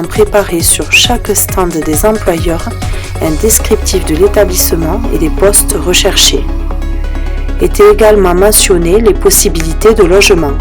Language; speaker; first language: French; native; French